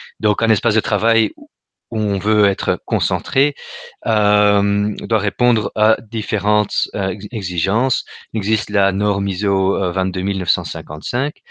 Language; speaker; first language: French; native; French